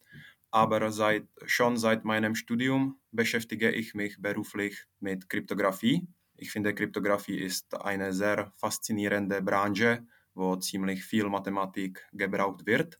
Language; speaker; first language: German; non-native, fluent; Czech